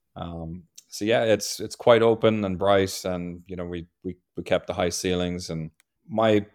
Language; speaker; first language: English; native; English